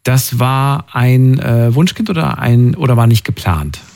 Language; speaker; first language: German; native; German